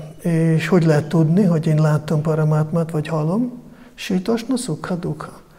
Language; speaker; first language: Hungarian; non-native, fluent; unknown